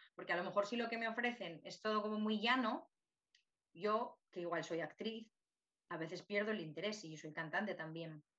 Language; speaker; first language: Spanish; native; Spanish